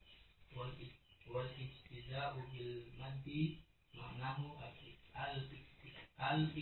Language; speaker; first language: Arabic; non-native, learner; Indonesian